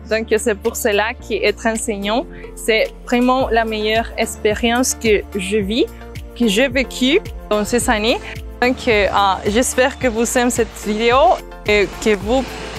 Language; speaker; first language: French; non-native, fluent; Spanish